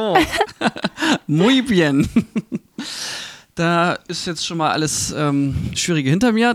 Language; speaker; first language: German; native; German